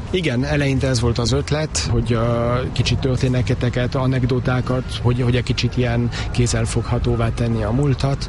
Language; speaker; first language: Hungarian; early bilingual, heritage; Hungarian